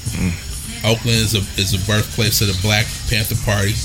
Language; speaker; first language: English; native; English